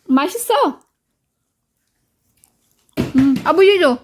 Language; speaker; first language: Korean; non-native, learner; Filipino